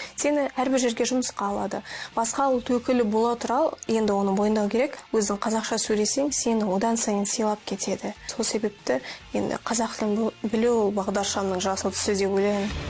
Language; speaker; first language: Kazakh; non-native, local second language; Russian